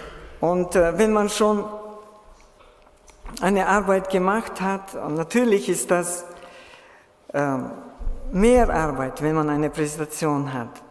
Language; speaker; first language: German; non-native, fluent; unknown